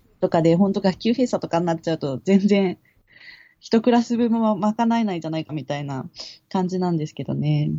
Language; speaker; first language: Japanese; native; Japanese